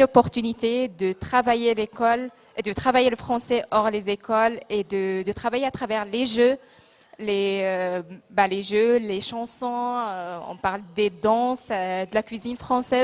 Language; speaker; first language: French; non-native, local second language; Arabic